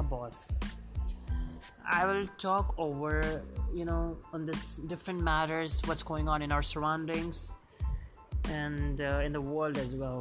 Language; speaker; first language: English; non-native, local second language; Hindi